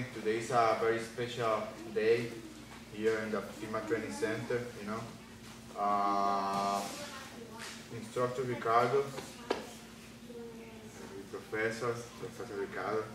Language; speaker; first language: English; non-native, learner; Spanish